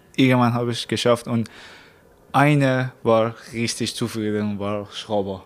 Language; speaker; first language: German; non-native, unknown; Persian